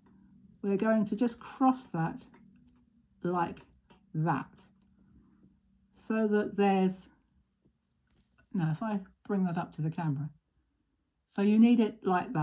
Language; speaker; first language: English; native; English